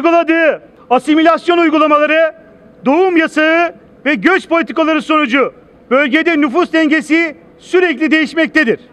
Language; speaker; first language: Turkish; native; Turkish